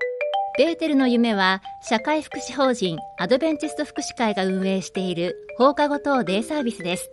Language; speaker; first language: Japanese; native; Japanese